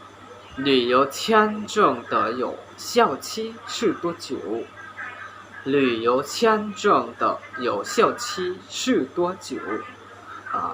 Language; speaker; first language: Chinese; non-native, learner; Hmong